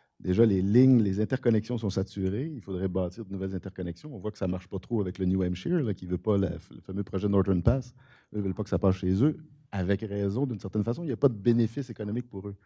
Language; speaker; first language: French; native; French